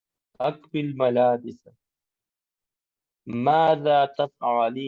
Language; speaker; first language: Arabic; non-native, learner; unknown